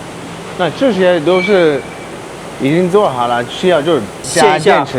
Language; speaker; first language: Chinese; non-native, learner; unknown